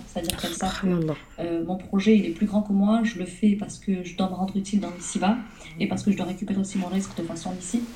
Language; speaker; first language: French; early bilingual, other home language; Arabic